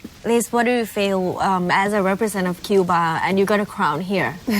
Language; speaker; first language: English; non-native, fluent; Thai